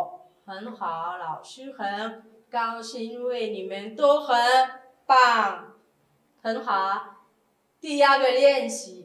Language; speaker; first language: Chinese; non-native, fluent; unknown